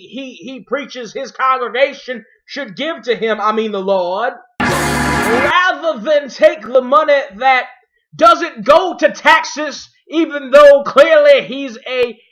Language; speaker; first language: English; native; English